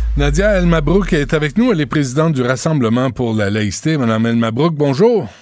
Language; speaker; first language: French; native; French